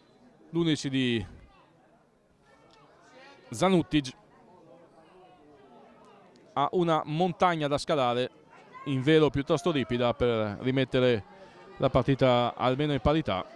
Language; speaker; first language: Italian; native; Italian